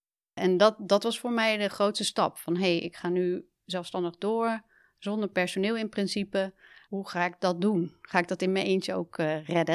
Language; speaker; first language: Dutch; native; Dutch